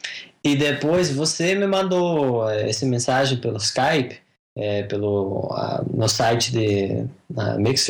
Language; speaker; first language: Portuguese; non-native, fluent; English